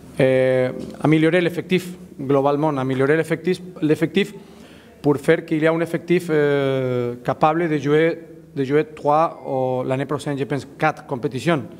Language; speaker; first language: French; non-native, learner; Spanish